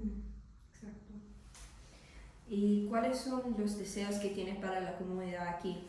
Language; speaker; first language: Spanish; non-native, learner; English